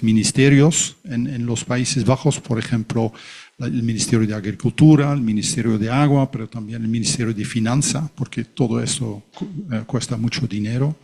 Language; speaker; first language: Spanish; non-native, fluent; Dutch